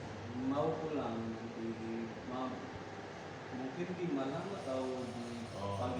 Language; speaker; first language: Indonesian; non-native, learner; Urdu